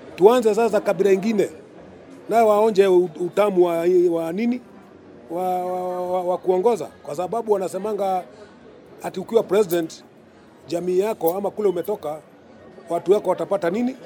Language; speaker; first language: Swahili; non-native, local second language; Kikuyu